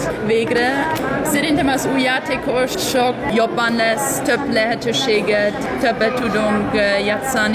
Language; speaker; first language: Hungarian; non-native, learner; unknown